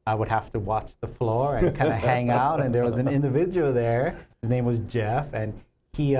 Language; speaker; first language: English; native; English